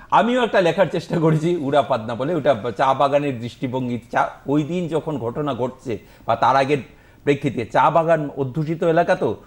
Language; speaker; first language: Bangla; native; Bangla